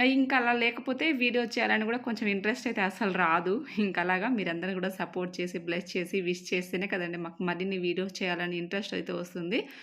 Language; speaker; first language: Telugu; native; Telugu